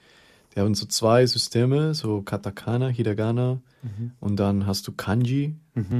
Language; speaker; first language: German; early bilingual, other home language; Spanish